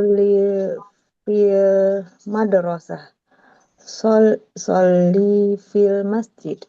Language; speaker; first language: Arabic; non-native, learner; Indonesian